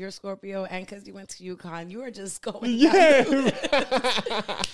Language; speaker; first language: English; early bilingual, other home language; Spanish